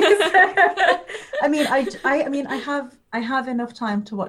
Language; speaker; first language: English; non-native, local second language; Urdu